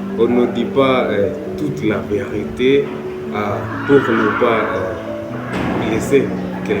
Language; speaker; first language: French; non-native, learner; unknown